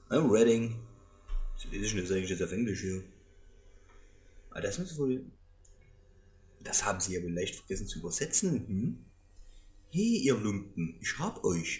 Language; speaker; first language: German; native; German